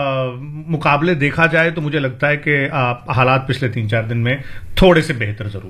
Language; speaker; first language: Hindi; native; Hindi